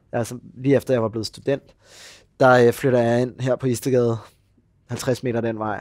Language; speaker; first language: Danish; native; Danish